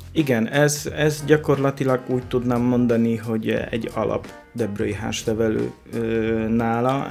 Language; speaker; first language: Hungarian; non-native, fluent; Polish